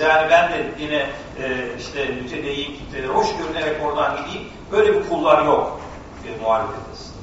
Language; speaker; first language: Turkish; native; Turkish